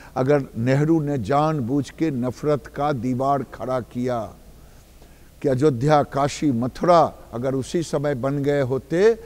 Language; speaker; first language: Hindi; native; Hindi